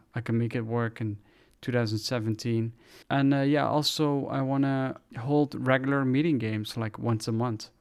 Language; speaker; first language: English; non-native, fluent; Dutch